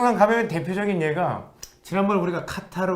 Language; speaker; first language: Korean; native; Korean